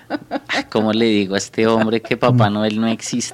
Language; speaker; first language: Spanish; native; Spanish